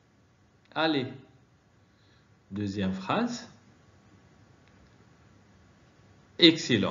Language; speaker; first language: French; non-native, fluent; Arabic